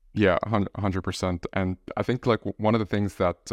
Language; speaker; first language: English; non-native, fluent; Arabic